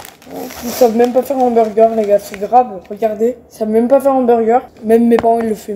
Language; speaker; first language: French; native; French